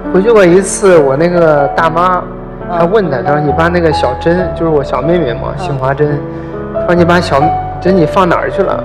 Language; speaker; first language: Chinese; native; Chinese